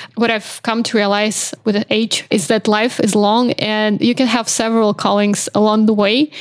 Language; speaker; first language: English; non-native, fluent; Belarusian